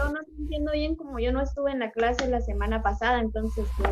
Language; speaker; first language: Spanish; native; Spanish